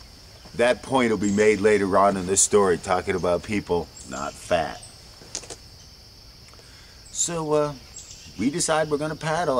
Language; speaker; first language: English; native; English